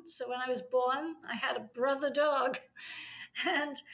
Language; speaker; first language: English; native; English